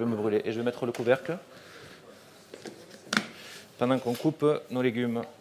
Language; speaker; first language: French; native; French